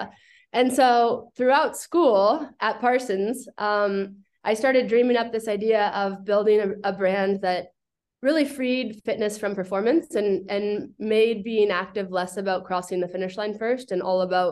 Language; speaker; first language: English; native; English